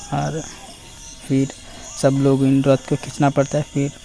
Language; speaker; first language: Hindi; non-native, local second language; Bangla